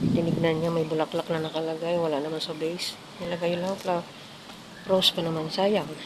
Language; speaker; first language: Filipino; native; Filipino